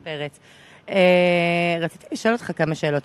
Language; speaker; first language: Hebrew; native; Hebrew